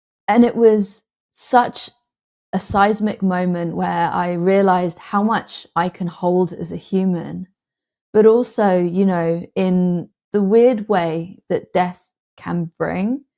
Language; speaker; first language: English; native; English